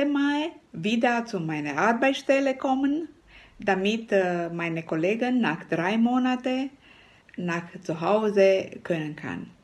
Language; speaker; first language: German; non-native, fluent; Romanian